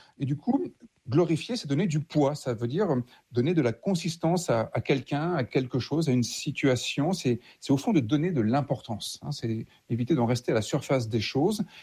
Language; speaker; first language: French; native; French